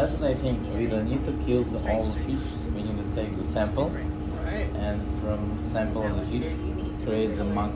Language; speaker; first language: English; non-native, fluent; Russian